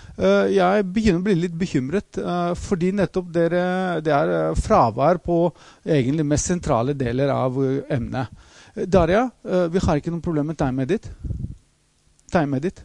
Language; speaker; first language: Norwegian; non-native, fluent; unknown